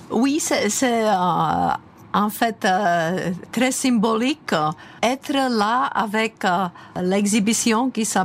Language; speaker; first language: French; non-native, fluent; Czech